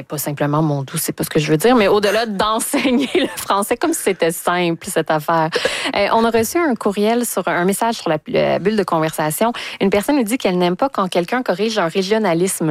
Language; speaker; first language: French; native; French